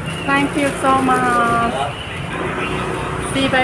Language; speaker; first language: English; non-native, learner; Thai